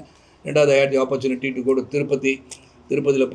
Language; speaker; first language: Tamil; native; Tamil